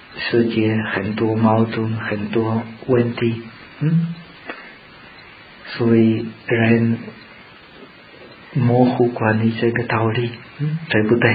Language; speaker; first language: Chinese; non-native, fluent; Czech